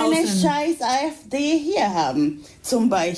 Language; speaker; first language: German; non-native, fluent; Spanish